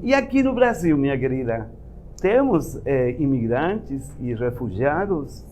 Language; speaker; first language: Portuguese; non-native, fluent; Spanish